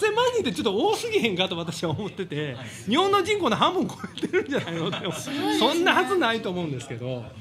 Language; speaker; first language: Japanese; native; Japanese